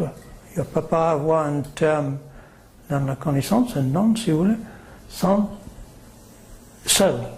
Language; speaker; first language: French; non-native, fluent; English